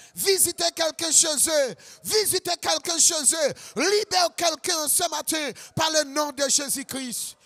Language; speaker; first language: French; non-native, local second language; Guadeloupean Creole French